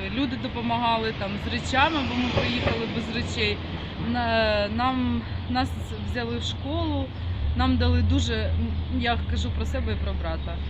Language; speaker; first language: Ukrainian; early bilingual, other home language; Georgian